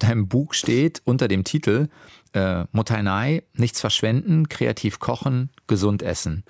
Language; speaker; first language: German; native; German